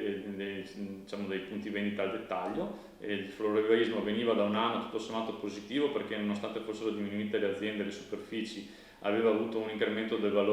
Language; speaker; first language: Italian; native; Italian